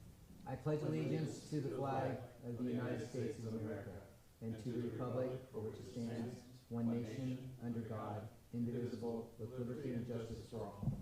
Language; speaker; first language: English; native; English